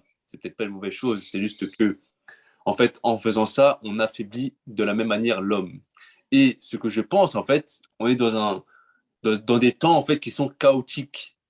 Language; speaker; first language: French; native; French